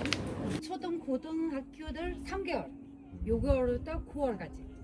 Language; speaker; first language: Korean; non-native, learner; Mongolian